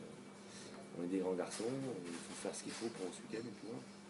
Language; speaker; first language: French; native; French